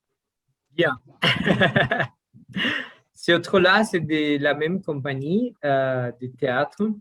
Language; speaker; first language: French; non-native, learner; Portuguese